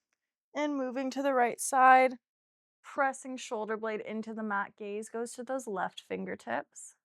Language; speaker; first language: English; native; English